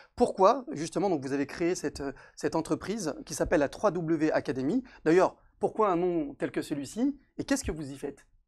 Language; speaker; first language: French; native; French